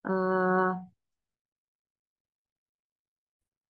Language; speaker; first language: French; non-native, learner; Indonesian